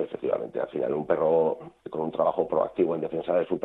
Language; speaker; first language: Spanish; native; Spanish